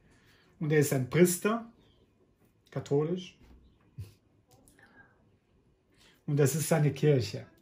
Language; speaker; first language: German; non-native, fluent; Italian